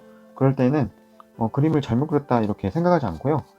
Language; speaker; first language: Korean; native; Korean